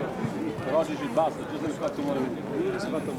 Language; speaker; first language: Italian; native; Italian